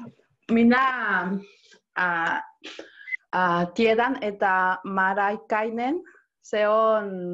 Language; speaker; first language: Finnish; non-native, learner; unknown